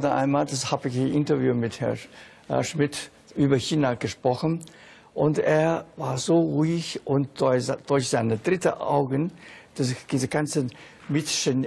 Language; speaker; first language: German; non-native, fluent; Chinese